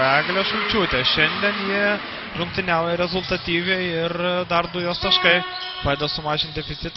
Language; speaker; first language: Lithuanian; native; Lithuanian